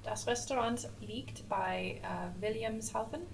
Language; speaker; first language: German; non-native, learner; English